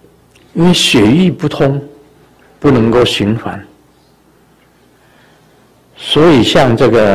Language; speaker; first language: Chinese; native; Chinese